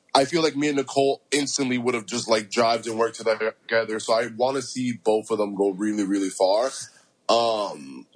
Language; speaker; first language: English; early bilingual, other home language; Spanish